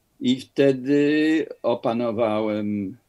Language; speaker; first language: Polish; non-native, fluent; English